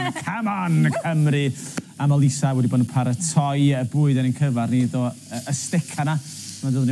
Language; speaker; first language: Welsh; native; Welsh